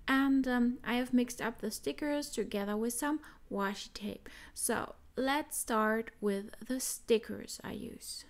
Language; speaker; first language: English; non-native, fluent; German